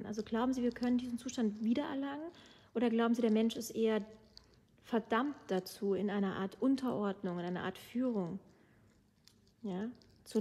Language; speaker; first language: German; native; German